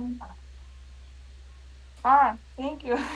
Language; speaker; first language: English; non-native, learner; Russian